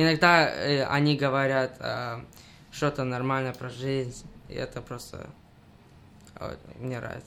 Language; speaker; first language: Russian; early bilingual, heritage; Russian